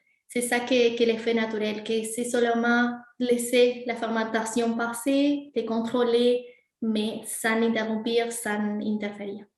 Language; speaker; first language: French; non-native, fluent; Spanish